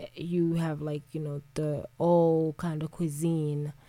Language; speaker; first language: English; non-native, local second language; Swahili